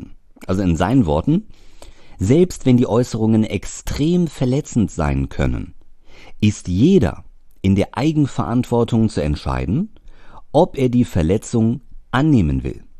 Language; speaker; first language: German; native; German